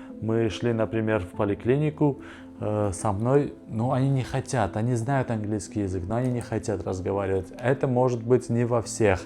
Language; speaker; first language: Russian; non-native, local second language; Armenian